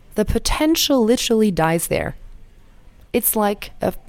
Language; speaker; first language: English; non-native, fluent; German